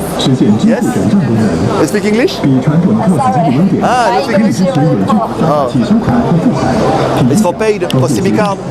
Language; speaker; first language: English; non-native, learner; French